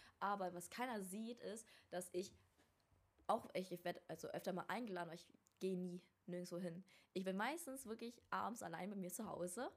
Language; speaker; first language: German; early bilingual, other home language; Vietnamese